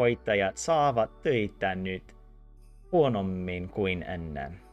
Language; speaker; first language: Finnish; non-native, learner; English